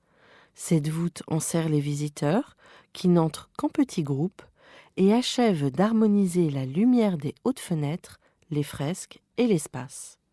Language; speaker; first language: French; native; French